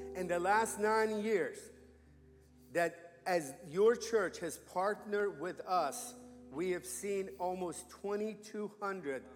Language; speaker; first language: English; non-native, fluent; Persian